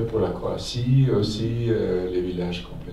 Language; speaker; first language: French; non-native, fluent; Serbian